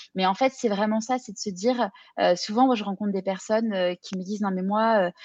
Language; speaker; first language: French; native; French